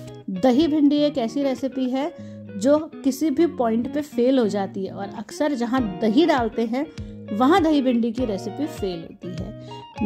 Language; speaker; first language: Hindi; native; Hindi